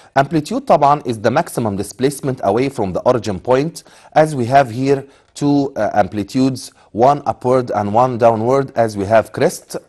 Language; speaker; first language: English; non-native, fluent; Arabic